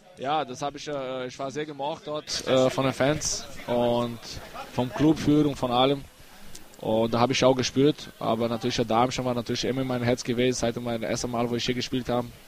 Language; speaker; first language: German; non-native, fluent; Portuguese